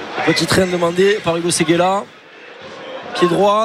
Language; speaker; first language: French; native; French